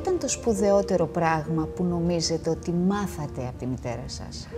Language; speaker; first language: Greek; native; Greek